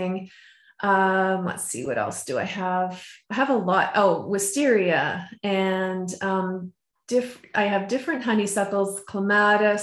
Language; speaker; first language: English; native; English